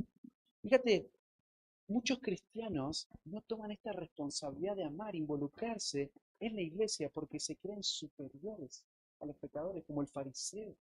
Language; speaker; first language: Spanish; native; Spanish